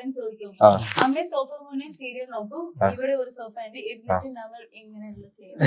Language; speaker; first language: Malayalam; non-native, learner; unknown